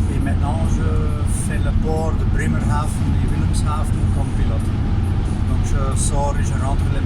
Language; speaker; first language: French; non-native, fluent; German